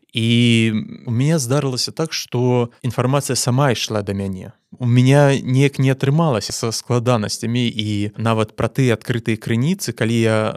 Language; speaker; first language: Belarusian; non-native, local second language; Russian